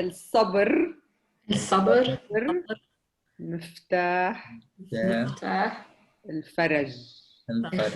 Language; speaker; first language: Arabic; native; Arabic